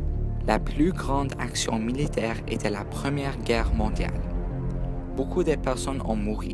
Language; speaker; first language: French; non-native, learner; English